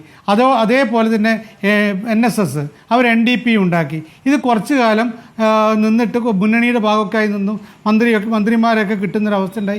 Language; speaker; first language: Malayalam; native; Malayalam